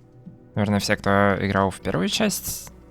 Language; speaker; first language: Russian; native; Russian